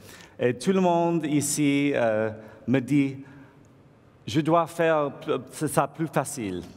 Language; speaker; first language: French; non-native, learner; English